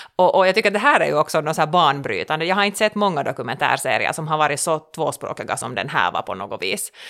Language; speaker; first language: Swedish; native; Swedish